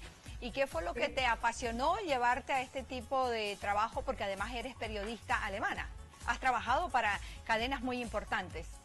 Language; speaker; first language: Spanish; native; Spanish